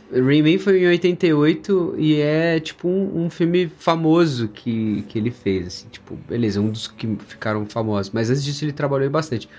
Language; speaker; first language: Portuguese; native; Portuguese